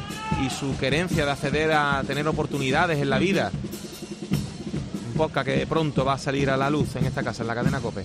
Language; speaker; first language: Spanish; native; Spanish